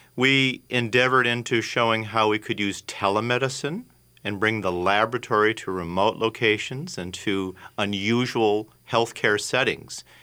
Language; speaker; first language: English; native; English